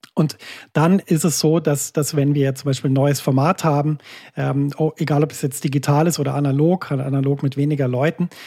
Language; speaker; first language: German; native; German